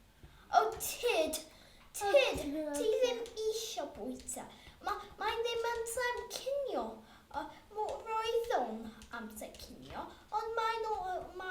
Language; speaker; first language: Welsh; non-native, local second language; English